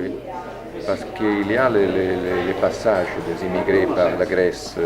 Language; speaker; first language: French; non-native, fluent; Italian